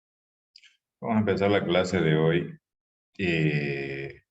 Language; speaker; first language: Spanish; native; Spanish